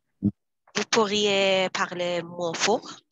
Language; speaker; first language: French; non-native, learner; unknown